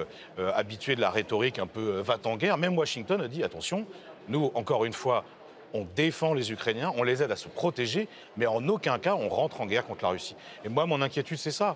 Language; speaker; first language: French; native; French